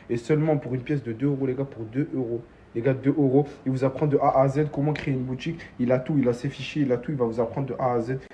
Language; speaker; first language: French; native; French